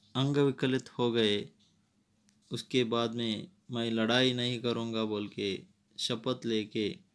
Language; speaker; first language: Hindi; non-native, local second language; Kannada